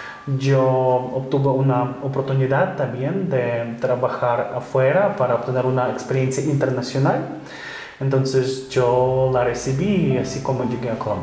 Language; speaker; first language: Spanish; non-native, fluent; Ukrainian